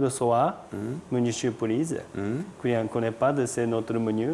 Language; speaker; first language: French; non-native, learner; Japanese